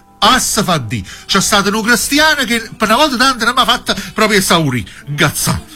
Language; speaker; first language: Italian; native; Italian